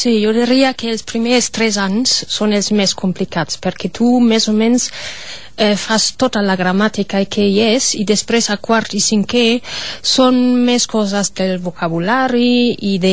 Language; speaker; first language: Catalan; non-native, fluent; German